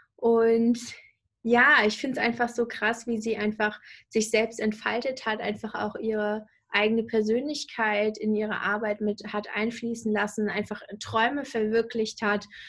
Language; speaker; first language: German; native; German